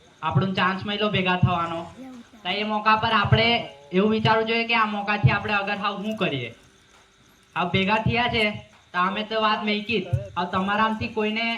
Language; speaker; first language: Gujarati; non-native, local second language; Rathawi